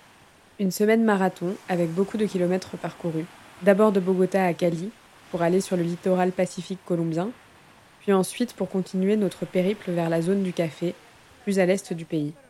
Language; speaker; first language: French; native; French